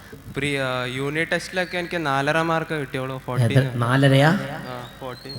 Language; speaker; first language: Malayalam; early bilingual, heritage; Malayalam